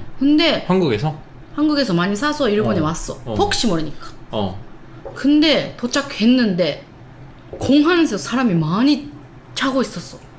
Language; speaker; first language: Korean; non-native, learner; Japanese